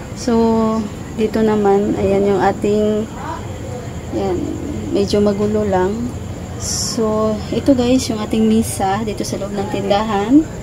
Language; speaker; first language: Filipino; non-native, local second language; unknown